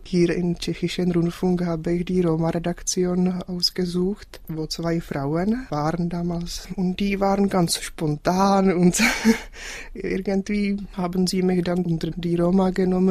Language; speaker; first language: German; non-native, fluent; Czech